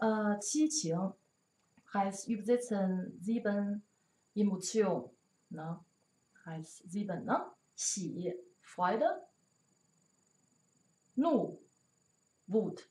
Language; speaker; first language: German; non-native, learner; Chinese